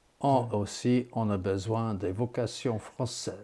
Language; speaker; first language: French; non-native, fluent; English